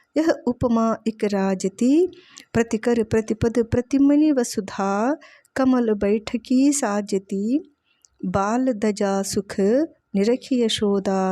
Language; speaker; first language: Hindi; non-native, local second language; Telugu